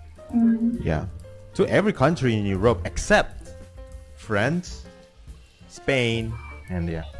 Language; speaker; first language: English; non-native, fluent; Indonesian